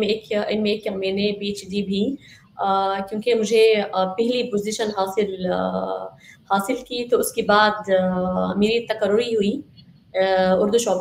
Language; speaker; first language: Hindi; non-native, fluent; Arabic